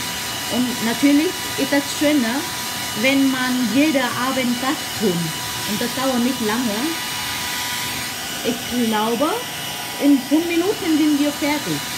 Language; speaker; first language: German; non-native, learner; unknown